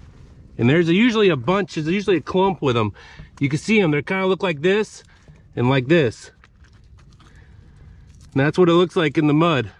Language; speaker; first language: English; native; English